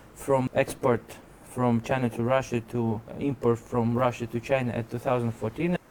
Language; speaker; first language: English; non-native, fluent; Russian